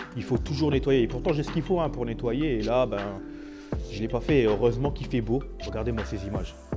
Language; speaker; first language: French; native; French